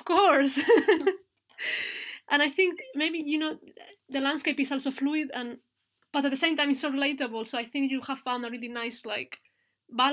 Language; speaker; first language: English; non-native, fluent; Spanish